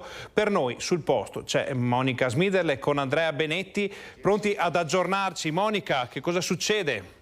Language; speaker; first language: Italian; native; Italian